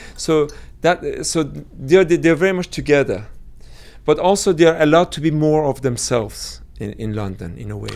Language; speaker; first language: English; non-native, fluent; Persian